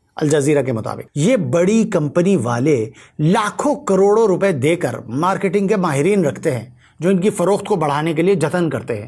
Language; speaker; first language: Urdu; native; Urdu